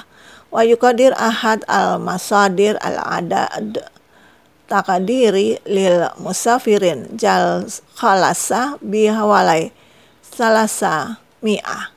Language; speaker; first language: Arabic; non-native, fluent; Indonesian